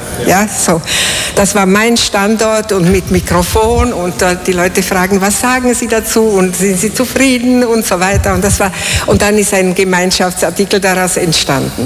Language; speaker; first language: German; non-native, fluent; Slovak